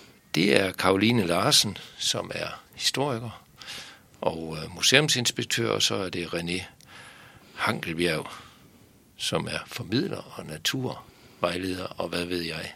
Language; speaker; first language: Danish; native; Danish